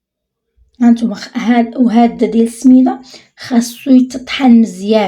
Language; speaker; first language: Arabic; native; Arabic